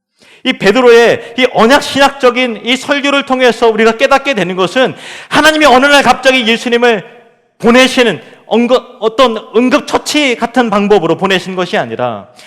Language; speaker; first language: Korean; native; Korean